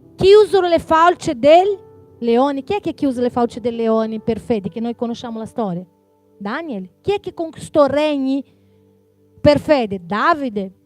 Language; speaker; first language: Italian; non-native, fluent; Portuguese